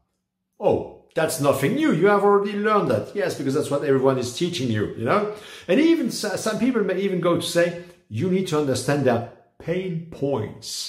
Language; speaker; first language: English; non-native, fluent; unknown